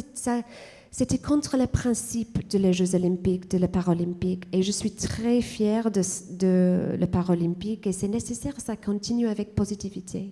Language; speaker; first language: French; non-native, fluent; English